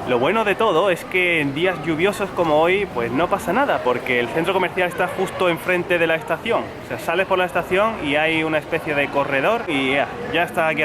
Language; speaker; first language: Spanish; native; Spanish